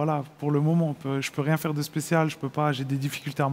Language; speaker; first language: French; native; French